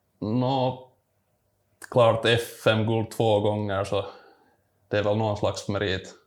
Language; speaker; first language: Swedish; native; Swedish